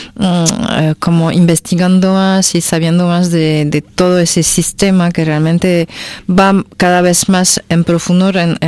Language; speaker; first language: Spanish; non-native, fluent; French